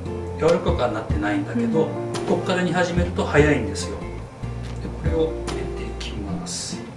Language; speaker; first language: Japanese; native; Japanese